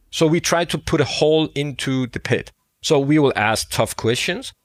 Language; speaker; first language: English; non-native, fluent; Danish